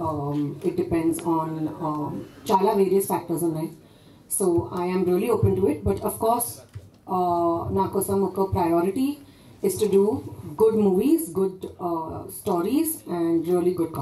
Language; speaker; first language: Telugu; non-native, local second language; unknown